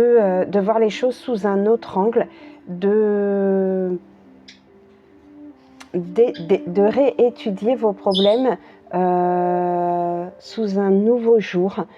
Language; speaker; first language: French; native; French